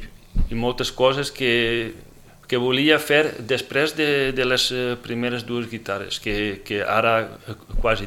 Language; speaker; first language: Catalan; non-native, fluent; Dutch